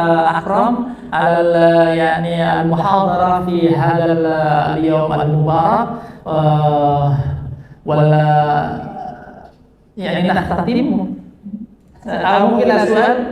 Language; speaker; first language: Arabic; non-native, learner; Indonesian